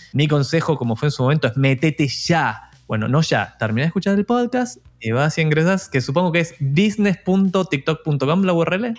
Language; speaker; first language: Spanish; native; Spanish